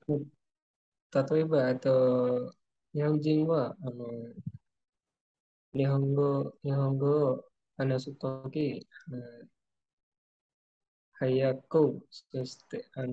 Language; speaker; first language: Japanese; non-native, learner; Javanese